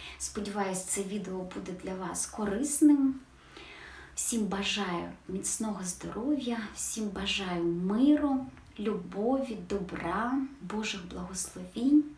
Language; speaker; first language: Ukrainian; non-native, local second language; Russian